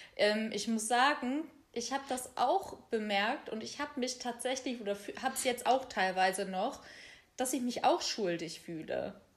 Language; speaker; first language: German; native; German